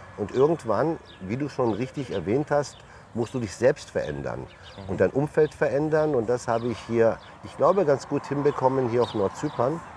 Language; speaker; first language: German; early bilingual, other home language; Turkish